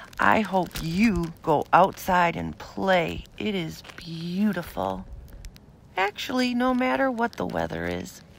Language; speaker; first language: English; native; English